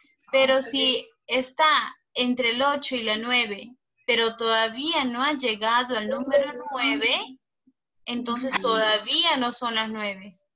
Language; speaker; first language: Spanish; native; Spanish